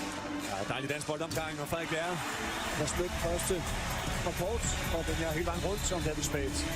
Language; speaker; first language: Danish; native; Danish